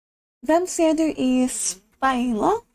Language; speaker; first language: Norwegian; non-native, learner; English